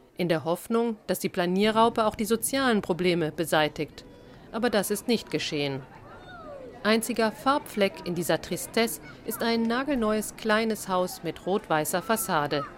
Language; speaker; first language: German; native; German